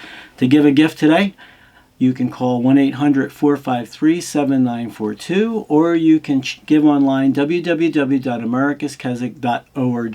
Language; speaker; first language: English; native; English